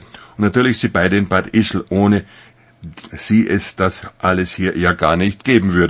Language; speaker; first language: German; native; German